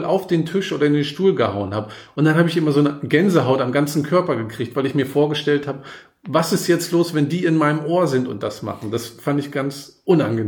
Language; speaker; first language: German; native; German